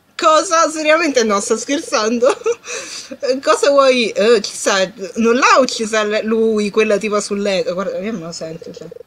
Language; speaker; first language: Italian; native; Italian